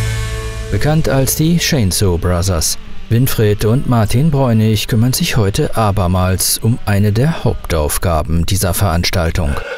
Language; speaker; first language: German; native; German